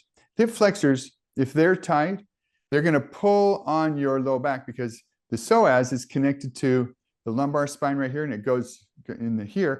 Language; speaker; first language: English; native; English